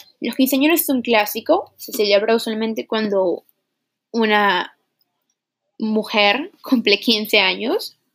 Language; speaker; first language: Spanish; early bilingual, heritage; Spanish